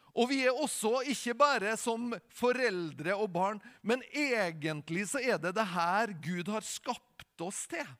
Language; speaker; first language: Norwegian; native; Norwegian